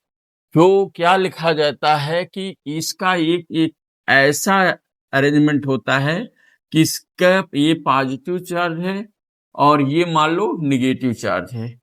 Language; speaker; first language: Hindi; native; Hindi